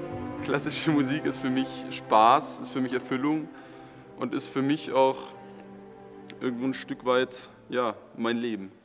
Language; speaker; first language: German; native; German